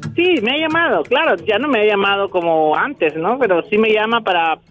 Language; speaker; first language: Spanish; native; Spanish